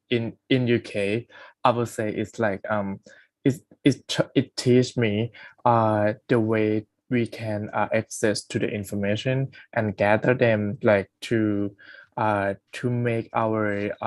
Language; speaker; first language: English; non-native, fluent; Thai